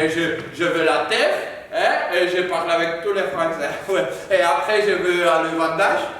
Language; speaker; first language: French; non-native, learner; Spanish